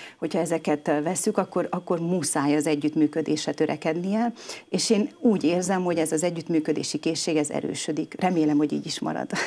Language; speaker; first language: Hungarian; native; Hungarian